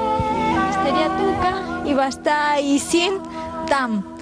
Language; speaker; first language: Bulgarian; non-native, learner; Spanish